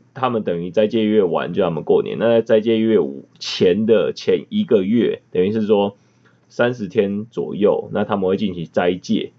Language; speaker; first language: Chinese; native; Chinese